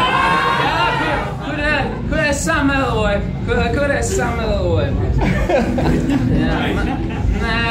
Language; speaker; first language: Latvian; non-native, local second language; Russian